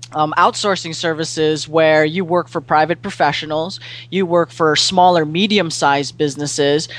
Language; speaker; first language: English; non-native, local second language; Filipino